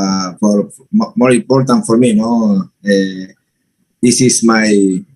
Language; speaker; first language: English; non-native, learner; Spanish